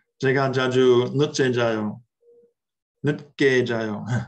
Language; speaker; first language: Korean; non-native, learner; English